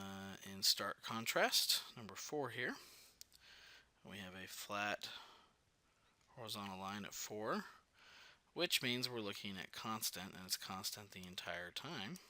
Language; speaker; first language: English; native; English